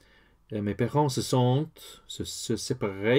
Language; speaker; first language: French; non-native, learner; English